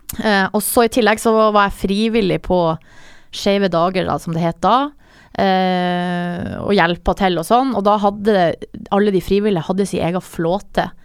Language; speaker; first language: Norwegian; native; Norwegian